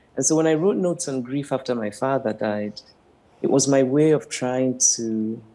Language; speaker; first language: English; non-native, local second language; Igbo